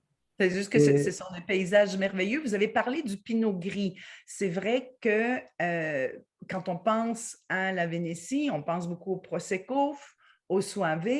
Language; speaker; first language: French; native; French